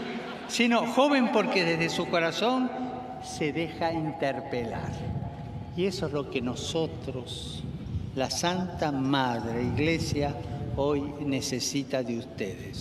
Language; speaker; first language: Spanish; native; Spanish